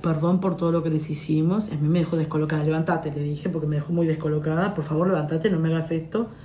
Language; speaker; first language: Spanish; native; Spanish